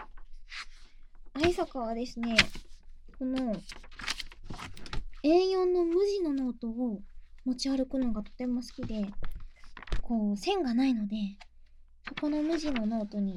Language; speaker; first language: Japanese; native; Japanese